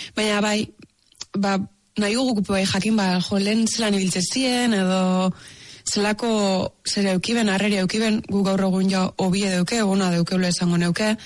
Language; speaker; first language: Basque; native; Basque